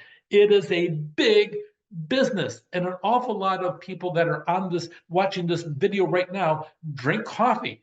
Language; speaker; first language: English; native; English